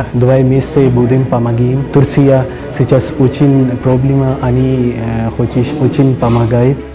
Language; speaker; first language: Russian; non-native, learner; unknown